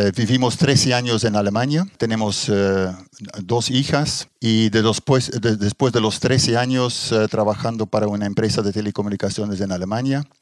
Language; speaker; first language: Spanish; non-native, fluent; Dutch